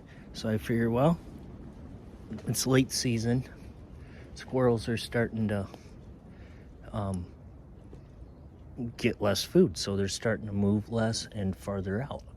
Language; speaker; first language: English; native; English